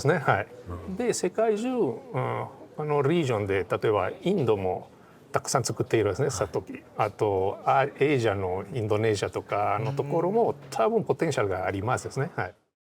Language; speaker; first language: Japanese; non-native, fluent; Portuguese